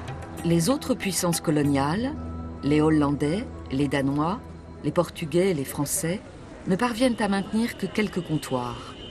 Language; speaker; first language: French; native; French